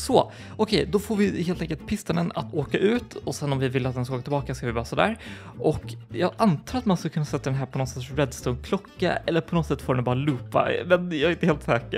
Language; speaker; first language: Swedish; native; Swedish